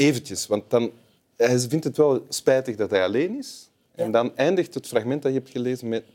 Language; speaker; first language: Dutch; native; Dutch